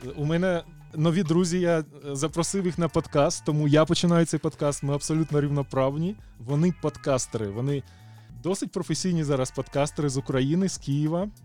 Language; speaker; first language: Ukrainian; native; Ukrainian